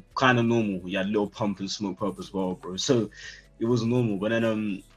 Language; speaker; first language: English; native; English